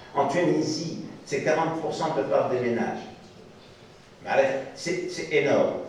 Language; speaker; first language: French; non-native, local second language; Arabic